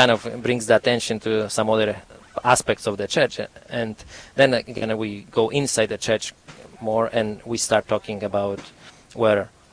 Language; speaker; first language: English; non-native, fluent; Polish